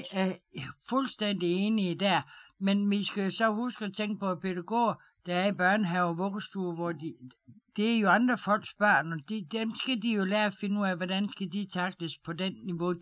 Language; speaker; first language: Danish; native; Danish